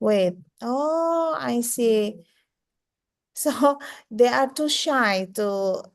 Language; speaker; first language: English; non-native, fluent; Indonesian